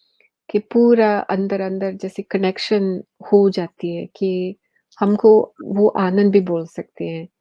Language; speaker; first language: Hindi; early bilingual, heritage; English